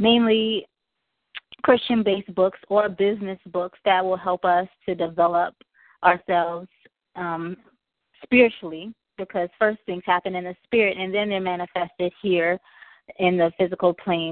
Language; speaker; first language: English; native; English